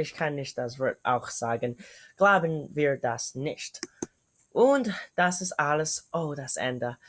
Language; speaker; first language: German; non-native, learner; English